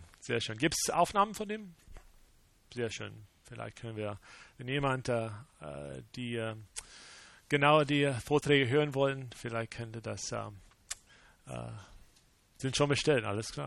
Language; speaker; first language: German; non-native, fluent; English